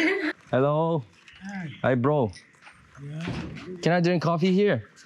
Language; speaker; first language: English; non-native, learner; Korean